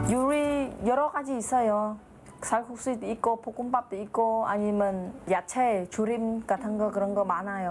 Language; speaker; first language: Korean; non-native, learner; Khmer